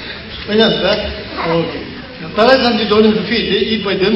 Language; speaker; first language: Russian; non-native, learner; Tibetan